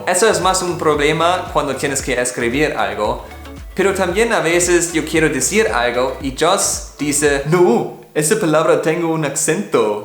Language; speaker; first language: Spanish; non-native, fluent; German